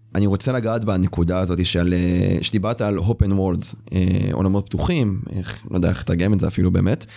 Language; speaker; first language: Hebrew; native; Hebrew